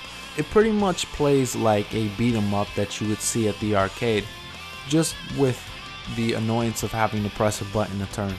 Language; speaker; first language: English; native; English